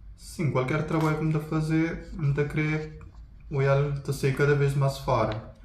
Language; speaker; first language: Portuguese; non-native, local second language; Kabuverdianu